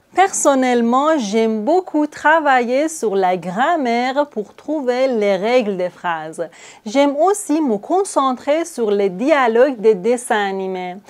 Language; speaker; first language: French; non-native, fluent; Persian